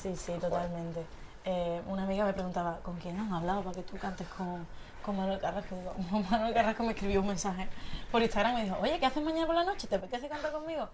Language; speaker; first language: Spanish; native; Spanish